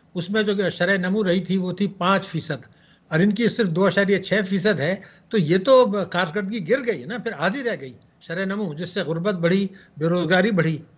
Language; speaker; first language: Urdu; native; Urdu